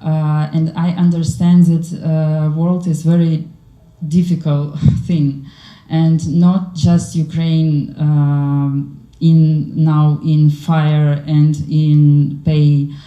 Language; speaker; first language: English; non-native, learner; Ukrainian